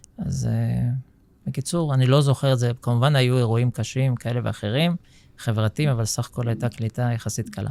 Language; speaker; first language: Hebrew; early bilingual, other home language; Russian